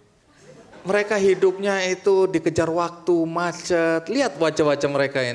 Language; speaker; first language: Indonesian; native; Indonesian